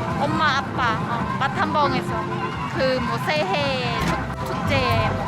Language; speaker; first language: Korean; non-native, fluent; Khmer